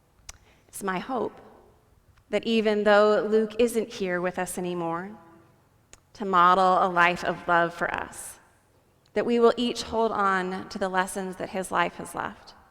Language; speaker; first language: English; native; English